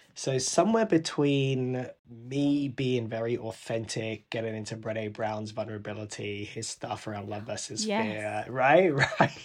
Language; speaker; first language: English; native; English